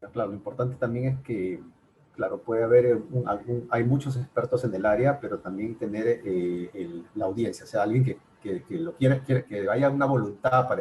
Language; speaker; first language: Spanish; native; Spanish